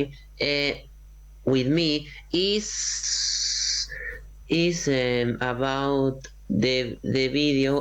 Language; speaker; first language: English; non-native, learner; Spanish